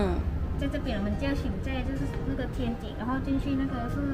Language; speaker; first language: Chinese; non-native, learner; Thai